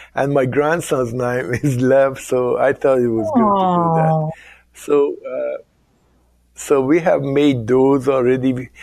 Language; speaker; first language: English; non-native, fluent; Persian